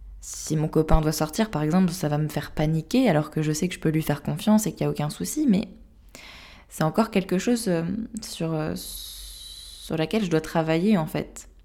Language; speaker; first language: French; native; French